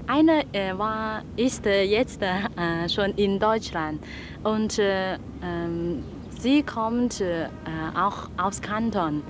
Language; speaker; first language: German; non-native, learner; Chinese